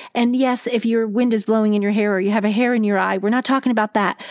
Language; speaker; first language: English; native; English